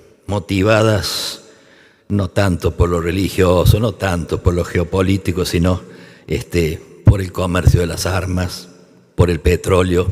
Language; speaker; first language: Spanish; native; Spanish